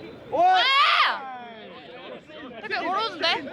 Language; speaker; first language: Korean; native; Korean